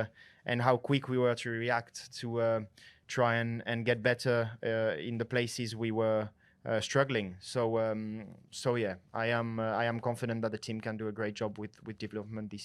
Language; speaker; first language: English; non-native, fluent; French